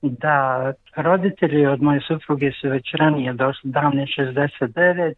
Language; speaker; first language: Croatian; native; Croatian